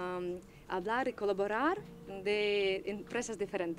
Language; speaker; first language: Spanish; non-native, learner; Russian